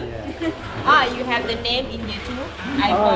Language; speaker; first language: English; non-native, learner; Thai